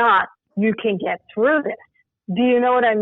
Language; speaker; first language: English; native; English